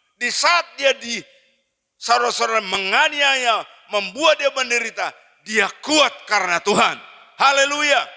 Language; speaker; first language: Indonesian; non-native, local second language; Batak Toba